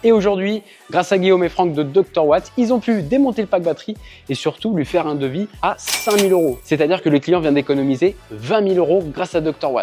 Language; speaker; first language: French; native; French